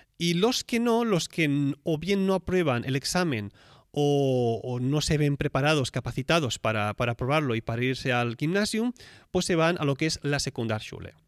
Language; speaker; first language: Spanish; native; Spanish